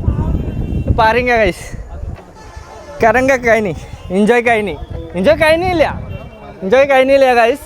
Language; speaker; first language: Malayalam; non-native, learner; Bangla